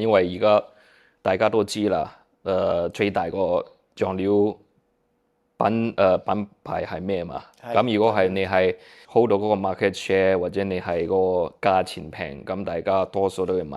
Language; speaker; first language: Cantonese; early bilingual, heritage; Cantonese